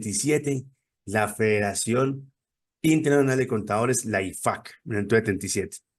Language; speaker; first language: Spanish; native; Spanish